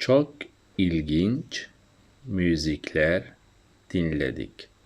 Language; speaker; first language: Turkish; non-native, learner; Central Kurdish